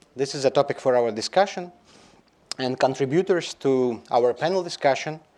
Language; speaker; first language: English; non-native, fluent; Belarusian